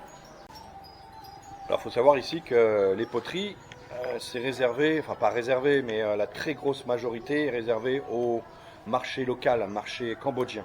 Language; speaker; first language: French; native; French